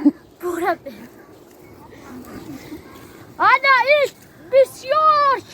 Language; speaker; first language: Persian; non-native, local second language; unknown